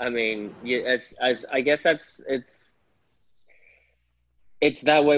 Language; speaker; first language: English; native; English